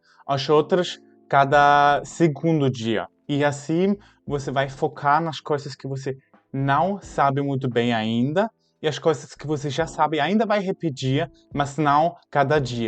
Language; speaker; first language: Portuguese; non-native, fluent; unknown